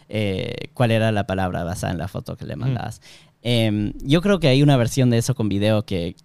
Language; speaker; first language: Spanish; early bilingual, heritage; Spanish